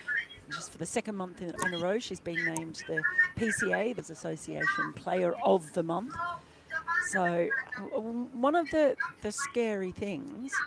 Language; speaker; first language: English; native; English